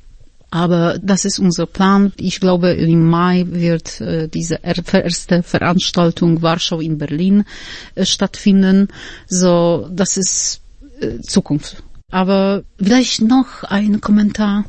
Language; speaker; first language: German; non-native, fluent; Polish